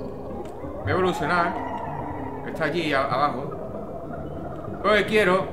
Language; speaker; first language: Spanish; native; Spanish